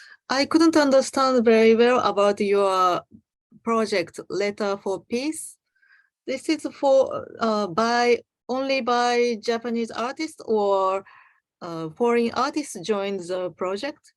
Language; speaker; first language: English; non-native, learner; Japanese